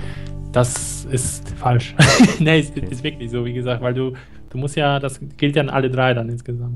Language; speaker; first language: German; native; German